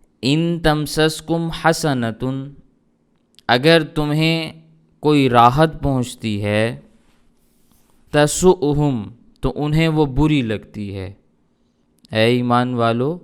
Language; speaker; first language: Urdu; native; Urdu